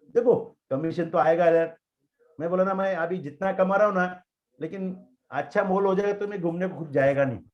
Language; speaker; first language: Hindi; non-native, local second language; Marathi